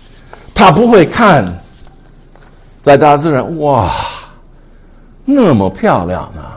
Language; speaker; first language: Chinese; non-native, fluent; English